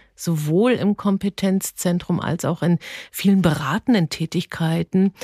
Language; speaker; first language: German; native; German